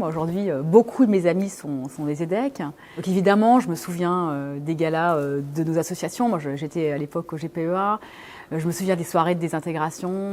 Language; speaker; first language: French; native; French